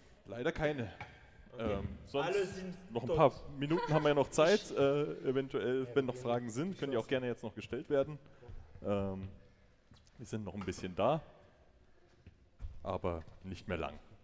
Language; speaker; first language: German; native; German